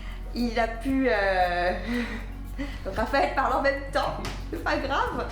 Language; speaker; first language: French; native; French